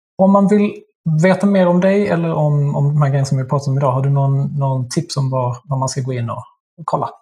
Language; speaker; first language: Swedish; native; Swedish